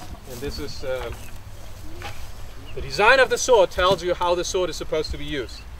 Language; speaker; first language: English; non-native, fluent; German